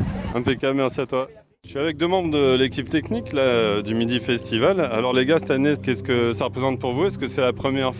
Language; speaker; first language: French; native; French